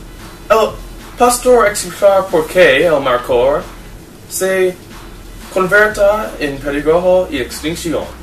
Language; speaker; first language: Spanish; non-native, learner; English